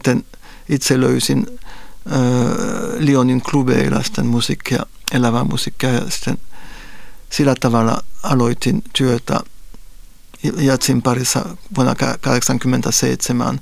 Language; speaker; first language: Finnish; non-native, fluent; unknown